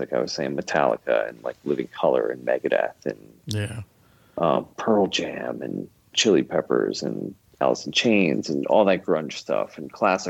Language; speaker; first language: English; native; English